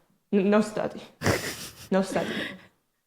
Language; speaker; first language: English; non-native, learner; Chinese